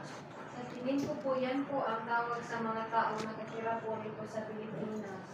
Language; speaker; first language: Filipino; native; Filipino